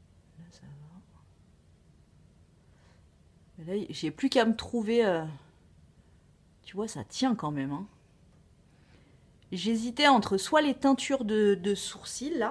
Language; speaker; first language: French; native; French